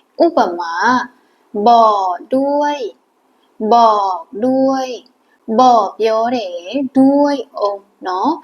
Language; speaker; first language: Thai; non-native, fluent; Burmese